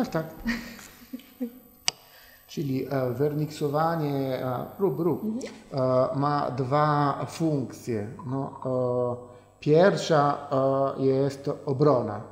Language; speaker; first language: Polish; non-native, fluent; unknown